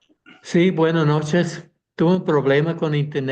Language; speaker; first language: Spanish; non-native, fluent; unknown